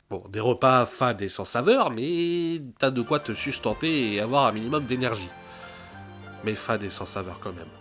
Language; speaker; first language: French; native; French